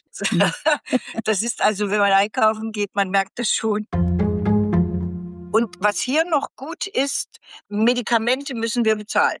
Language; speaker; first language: German; native; German